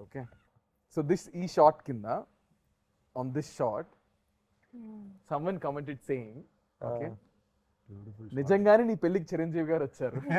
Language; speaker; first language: Telugu; native; Telugu